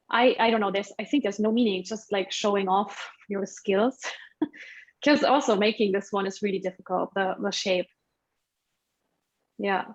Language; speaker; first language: English; non-native, fluent; German